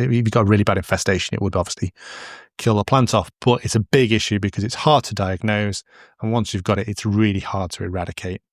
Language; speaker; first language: English; native; English